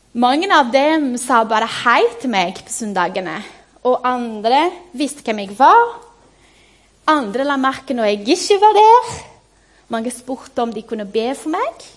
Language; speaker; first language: Norwegian; non-native, fluent; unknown